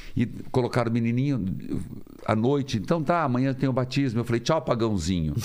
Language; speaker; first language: Portuguese; native; Portuguese